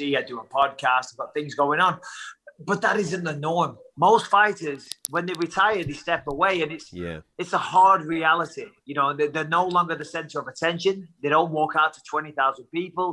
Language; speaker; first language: English; native; English